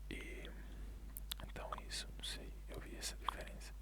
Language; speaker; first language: Portuguese; non-native, fluent; Italian